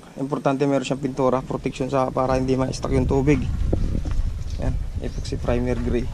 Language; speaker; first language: Filipino; non-native, local second language; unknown